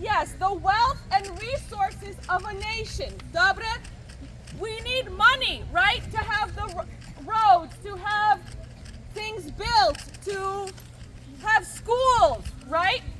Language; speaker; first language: English; early bilingual, other home language; Ukrainian